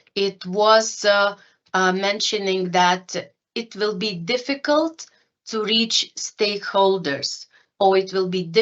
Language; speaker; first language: English; non-native, fluent; Lithuanian